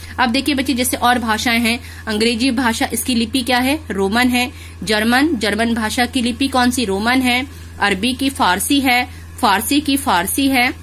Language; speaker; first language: Hindi; native; Hindi